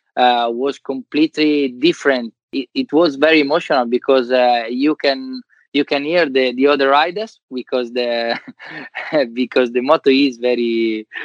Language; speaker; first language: English; non-native, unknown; Italian